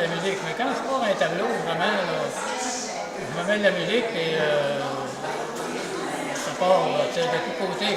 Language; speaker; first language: French; native; French